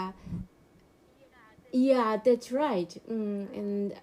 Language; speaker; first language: English; non-native, learner; Korean